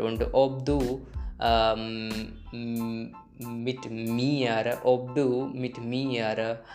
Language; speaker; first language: German; non-native, learner; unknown